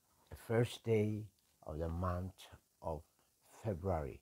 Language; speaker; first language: English; non-native, local second language; Iloko